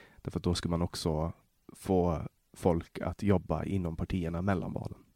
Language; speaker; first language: Swedish; native; Swedish